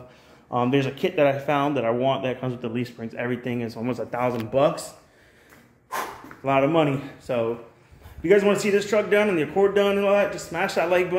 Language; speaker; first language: English; native; English